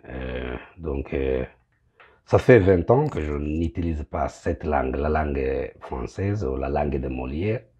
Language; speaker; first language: French; non-native, local second language; Kinyarwanda